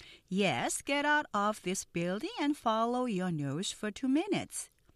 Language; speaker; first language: English; non-native, fluent; Korean